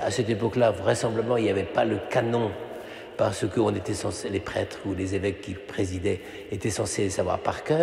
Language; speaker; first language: French; native; French